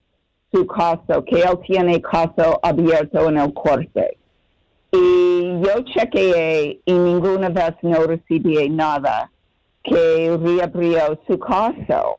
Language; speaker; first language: Spanish; non-native, fluent; English